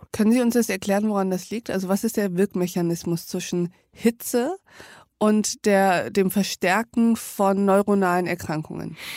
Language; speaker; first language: German; early bilingual, other home language; Turkish